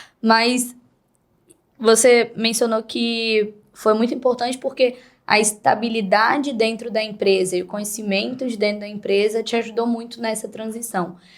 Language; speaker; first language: Portuguese; native; Portuguese